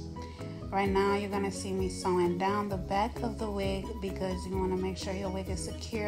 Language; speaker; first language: English; native; English